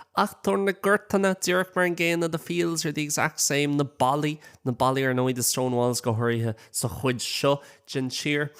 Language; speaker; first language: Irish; non-native, local second language; English